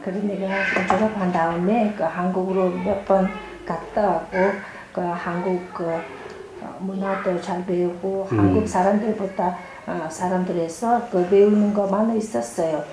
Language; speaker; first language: Korean; non-native, learner; Mongolian